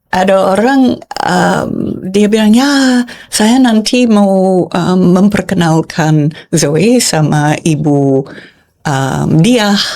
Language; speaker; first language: Indonesian; non-native, fluent; English